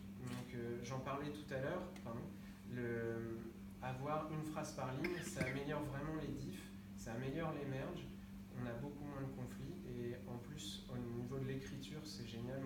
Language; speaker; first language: French; native; French